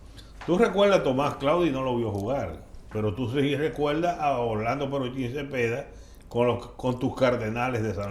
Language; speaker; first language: Spanish; native; Spanish